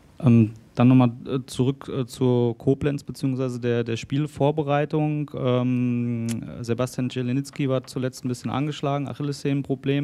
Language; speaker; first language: German; native; German